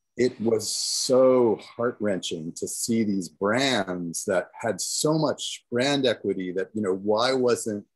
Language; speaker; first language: English; native; English